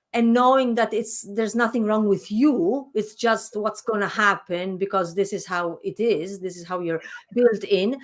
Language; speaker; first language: English; non-native, fluent; Italian